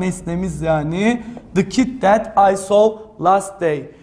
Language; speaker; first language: English; non-native, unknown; Turkish